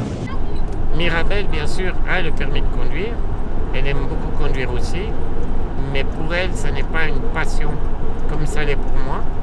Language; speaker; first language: French; native; French